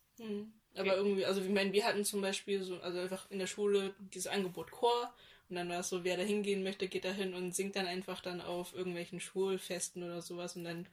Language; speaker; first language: German; early bilingual, other home language; Vietnamese